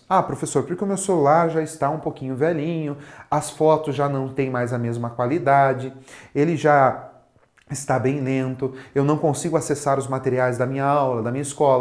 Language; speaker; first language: Portuguese; native; Portuguese